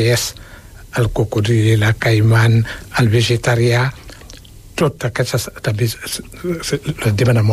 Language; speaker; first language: Catalan; non-native, fluent; Wolof